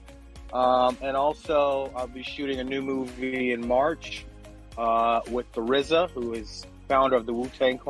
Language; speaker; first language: English; native; English